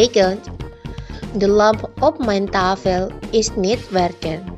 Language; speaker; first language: Dutch; non-native, fluent; Indonesian